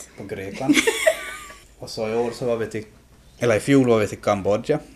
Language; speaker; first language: Swedish; native; Swedish